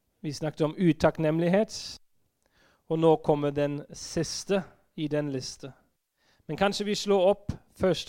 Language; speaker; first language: Norwegian; non-native, fluent; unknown